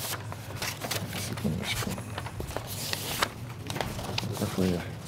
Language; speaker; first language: Russian; native; Russian